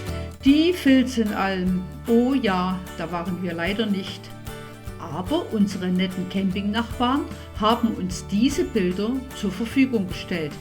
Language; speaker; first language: German; native; German